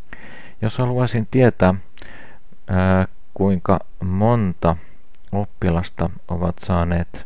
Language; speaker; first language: Finnish; non-native, local second language; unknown